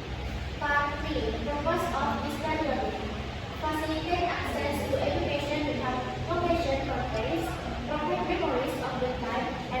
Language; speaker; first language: English; non-native, learner; Indonesian